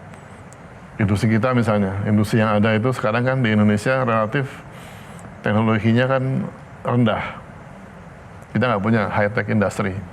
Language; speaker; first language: Indonesian; native; Indonesian